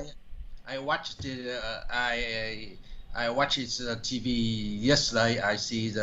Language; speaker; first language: English; non-native, learner; Vietnamese